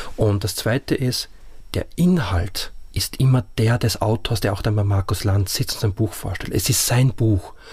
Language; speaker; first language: German; native; German